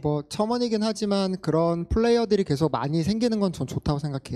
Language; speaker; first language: Korean; native; Korean